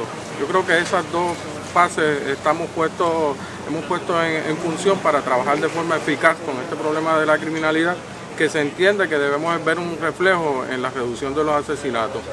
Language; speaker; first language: Spanish; native; Spanish